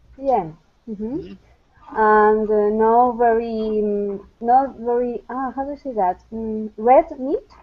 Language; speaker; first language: English; non-native, fluent; Spanish